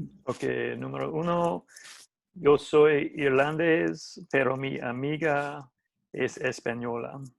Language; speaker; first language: Spanish; non-native, learner; English